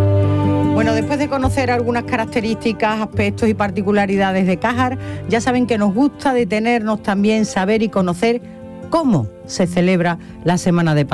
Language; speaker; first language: Spanish; native; Spanish